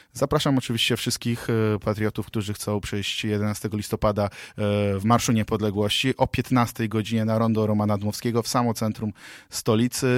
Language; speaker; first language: Polish; native; Polish